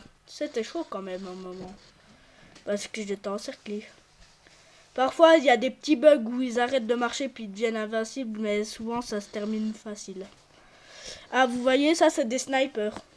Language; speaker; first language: French; native; French